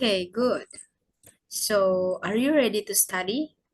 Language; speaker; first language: English; non-native, learner; Indonesian